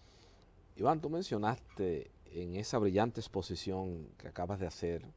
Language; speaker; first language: Spanish; native; Spanish